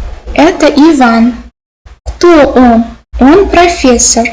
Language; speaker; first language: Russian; non-native, local second language; Uzbek